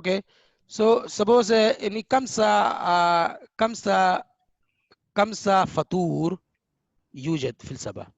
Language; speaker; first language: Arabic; non-native, fluent; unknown